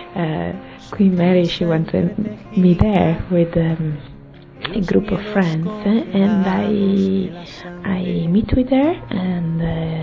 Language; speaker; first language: English; non-native, learner; Italian